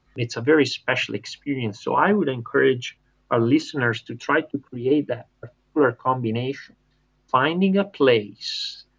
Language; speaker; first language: English; non-native, fluent; Italian